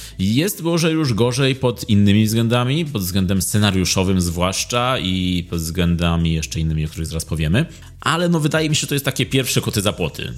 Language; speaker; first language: Polish; native; Polish